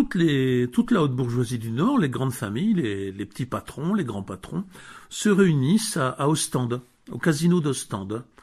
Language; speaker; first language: French; native; French